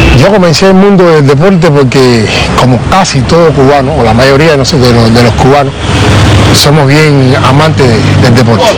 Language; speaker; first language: Spanish; native; Spanish